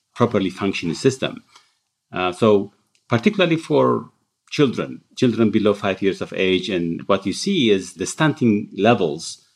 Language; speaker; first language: English; non-native, fluent; Tigrinya